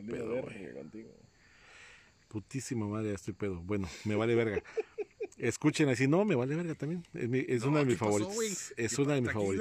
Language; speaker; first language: Spanish; native; Spanish